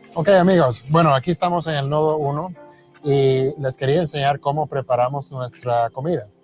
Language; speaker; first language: Spanish; early bilingual, heritage; Spanish